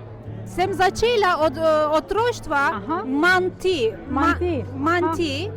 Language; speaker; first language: Slovenian; non-native, learner; Turkish